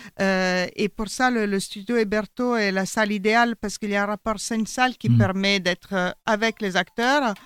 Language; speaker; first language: French; non-native, fluent; Italian